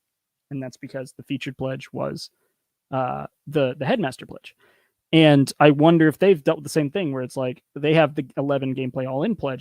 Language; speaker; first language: English; native; English